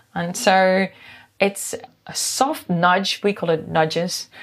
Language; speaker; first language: English; non-native, fluent; Dutch